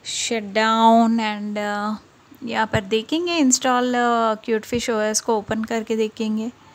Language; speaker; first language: Hindi; non-native, local second language; Telugu